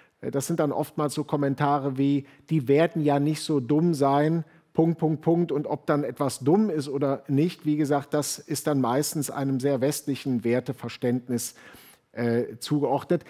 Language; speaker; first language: German; native; German